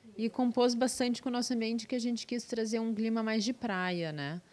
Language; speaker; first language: Portuguese; native; Portuguese